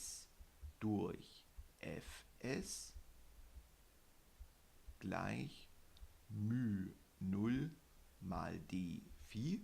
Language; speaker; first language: German; native; German